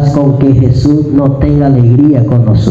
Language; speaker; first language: Spanish; native; Spanish